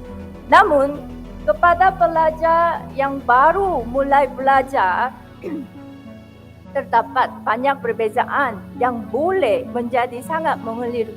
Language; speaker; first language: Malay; non-native, fluent; Korean